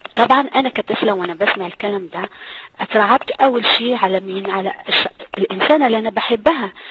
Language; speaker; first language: Arabic; native; Arabic